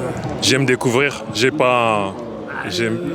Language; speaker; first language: French; non-native, learner; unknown